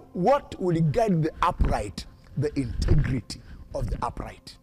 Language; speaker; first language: English; non-native, local second language; Swahili